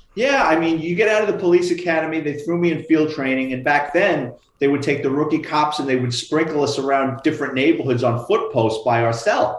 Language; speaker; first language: English; native; English